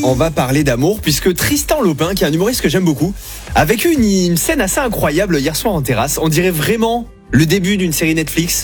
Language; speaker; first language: French; native; French